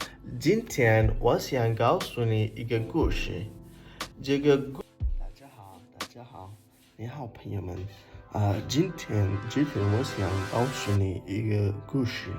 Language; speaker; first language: Chinese; non-native, learner; English